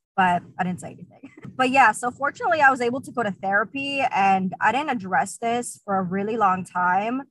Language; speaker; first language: English; early bilingual, other home language; Russian